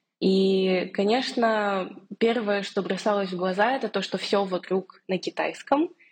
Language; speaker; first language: Russian; native; Russian